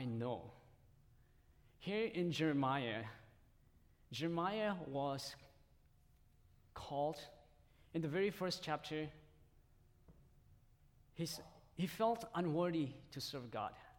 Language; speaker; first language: English; non-native, fluent; Tedim Chin